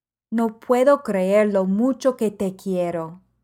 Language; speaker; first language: Spanish; non-native, fluent; English